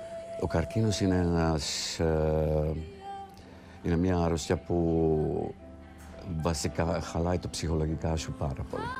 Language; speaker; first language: Greek; non-native, fluent; Hungarian